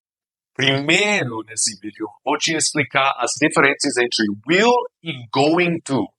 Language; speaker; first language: Portuguese; non-native, fluent; English